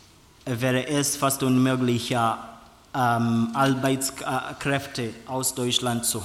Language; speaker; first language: German; non-native, learner; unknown